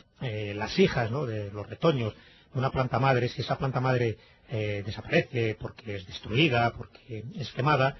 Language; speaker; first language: Spanish; native; Spanish